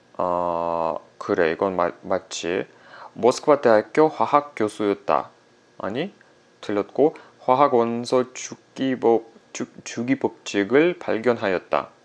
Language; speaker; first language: Korean; non-native, fluent; Russian